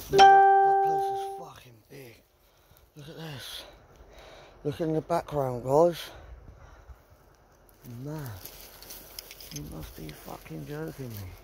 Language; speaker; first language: English; native; English